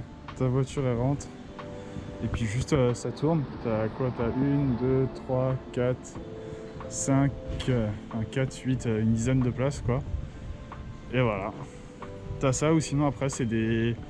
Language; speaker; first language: French; native; French